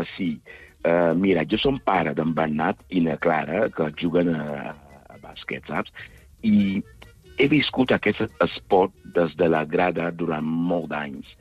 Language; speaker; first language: Catalan; non-native, fluent; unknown